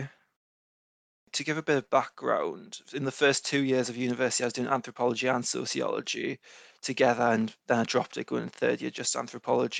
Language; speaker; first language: English; native; English